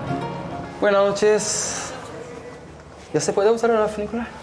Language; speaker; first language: Spanish; non-native, learner; Korean